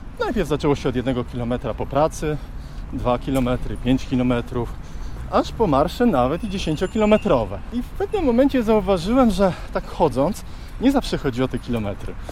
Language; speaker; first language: Polish; native; Polish